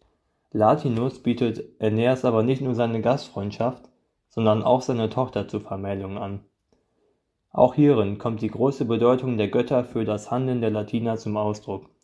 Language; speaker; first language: German; native; German